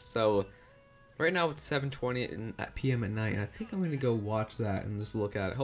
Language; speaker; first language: English; native; English